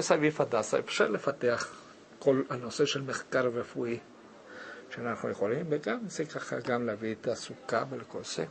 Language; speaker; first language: Hebrew; early bilingual, other home language; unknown